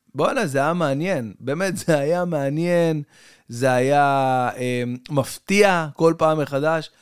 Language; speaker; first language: Hebrew; native; Hebrew